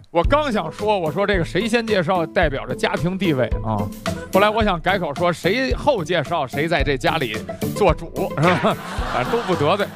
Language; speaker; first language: Chinese; native; Chinese